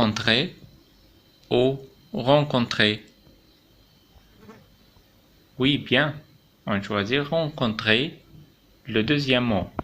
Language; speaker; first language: French; non-native, local second language; Arabic